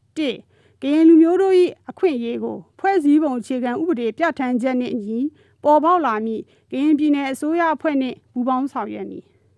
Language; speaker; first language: Burmese; non-native, local second language; Karen languages